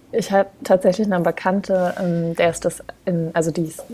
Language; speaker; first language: German; native; German